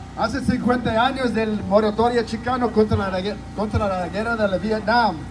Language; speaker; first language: Spanish; early bilingual, heritage; Spanish